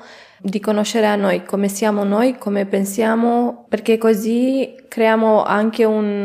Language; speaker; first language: Italian; non-native, fluent; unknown